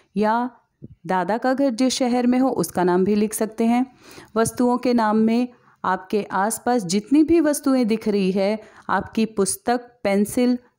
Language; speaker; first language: Hindi; native; Hindi